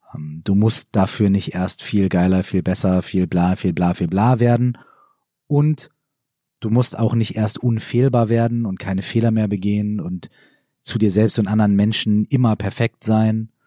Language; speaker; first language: German; native; German